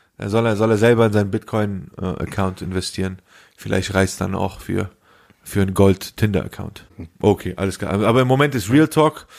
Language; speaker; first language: German; early bilingual, other home language; Turkish